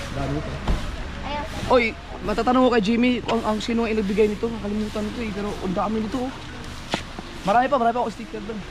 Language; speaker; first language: Filipino; native; Filipino